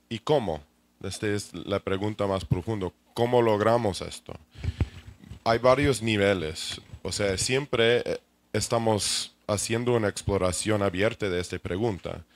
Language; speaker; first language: Spanish; non-native, fluent; English